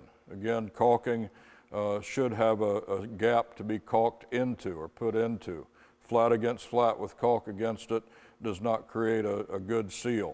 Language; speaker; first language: English; native; English